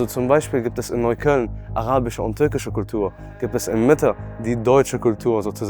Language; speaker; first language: German; non-native, learner; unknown